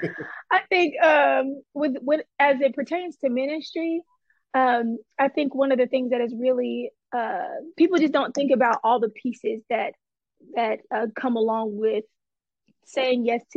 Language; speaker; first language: English; native; English